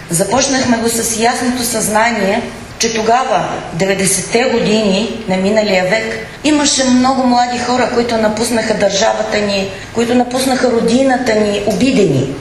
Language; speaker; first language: Bulgarian; native; Bulgarian